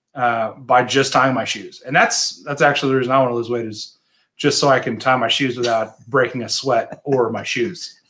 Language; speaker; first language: English; native; English